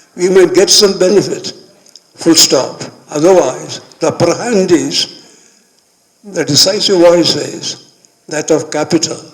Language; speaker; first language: English; non-native, local second language; Malayalam